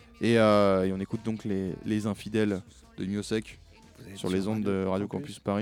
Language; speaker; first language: French; native; French